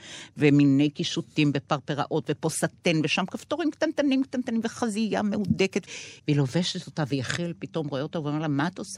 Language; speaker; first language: Hebrew; native; Hebrew